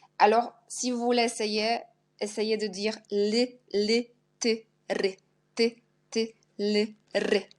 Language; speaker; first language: French; non-native, fluent; Polish